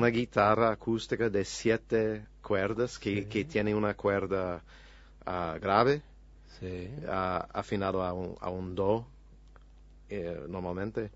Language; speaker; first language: Spanish; non-native, fluent; English